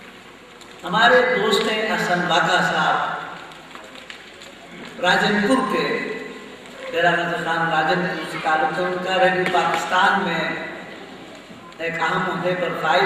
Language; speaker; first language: Urdu; non-native, local second language; Khowar